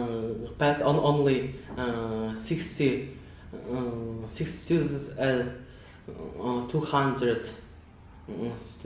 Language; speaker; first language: English; non-native, learner; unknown